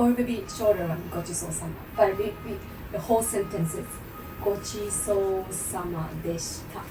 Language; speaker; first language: English; non-native, learner; Japanese